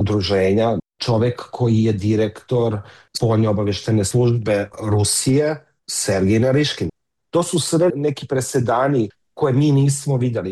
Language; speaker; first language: Serbian; native; Serbian